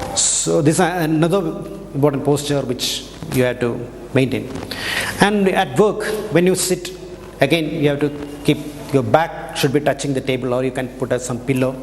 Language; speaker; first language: English; non-native, local second language; Malayalam